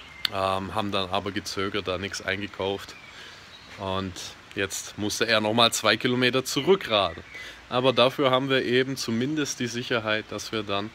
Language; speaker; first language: German; native; German